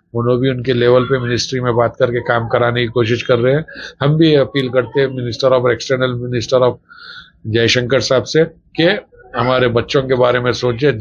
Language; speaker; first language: Hindi; non-native, local second language; Urdu